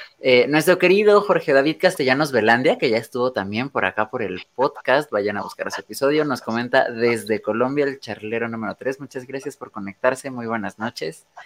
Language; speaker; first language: Spanish; native; Spanish